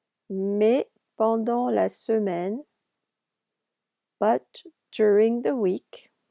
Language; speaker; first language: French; non-native, fluent; English